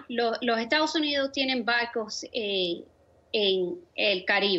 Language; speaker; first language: Spanish; early bilingual, other home language; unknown